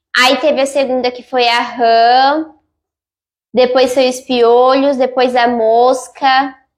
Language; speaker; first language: Portuguese; native; Portuguese